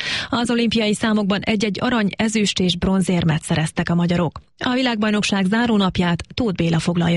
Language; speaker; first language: Hungarian; native; Hungarian